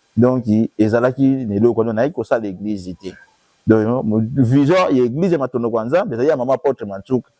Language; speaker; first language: Lingala; non-native, local second language; Kongo